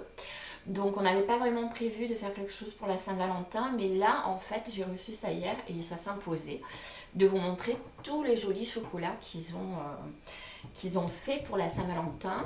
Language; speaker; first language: French; native; French